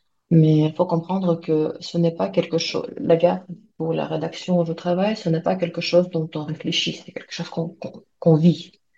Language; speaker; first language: French; non-native, fluent; Ukrainian